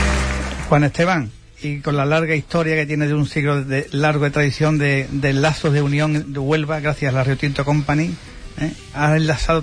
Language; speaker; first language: Spanish; native; Spanish